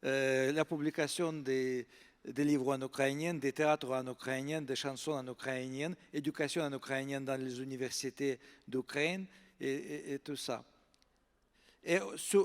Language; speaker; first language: French; non-native, fluent; Russian